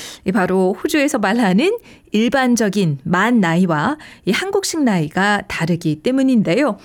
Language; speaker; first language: Korean; native; Korean